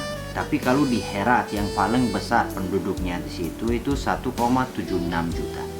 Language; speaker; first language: Indonesian; non-native, fluent; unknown